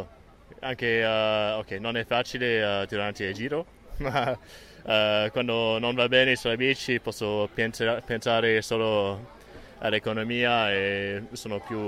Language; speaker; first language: Italian; non-native, learner; English